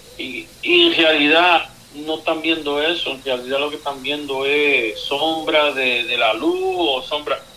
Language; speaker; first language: Spanish; early bilingual, heritage; Spanish